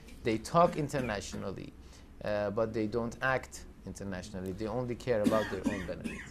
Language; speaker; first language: English; non-native, fluent; Persian